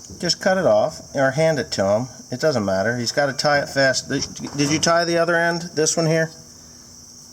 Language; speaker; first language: English; native; English